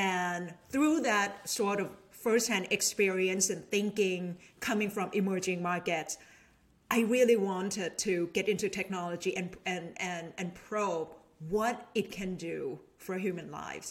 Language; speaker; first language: English; non-native, fluent; Thai